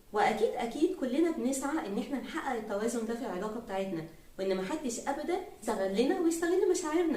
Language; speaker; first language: Arabic; native; Arabic